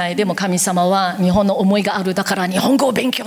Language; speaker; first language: Japanese; non-native, learner; Korean